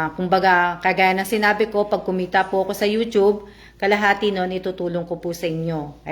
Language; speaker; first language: Filipino; native; Filipino